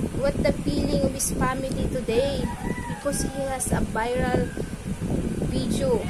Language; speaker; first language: English; non-native, local second language; Filipino